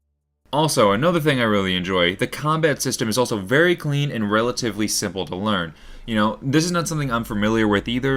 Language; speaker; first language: English; native; English